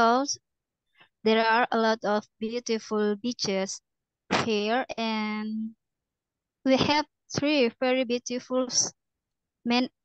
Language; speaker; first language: English; non-native, learner; Indonesian